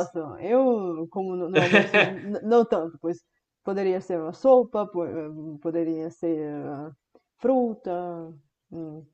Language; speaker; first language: Portuguese; non-native, fluent; Bulgarian